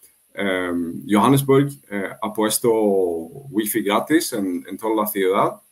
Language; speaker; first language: Spanish; non-native, fluent; Swedish